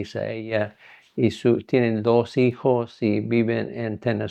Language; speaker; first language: Spanish; non-native, fluent; English